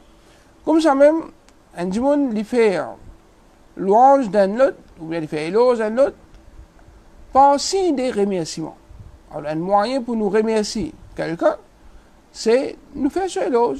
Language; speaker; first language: French; non-native, local second language; Morisyen